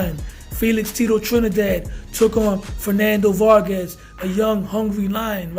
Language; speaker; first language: English; native; English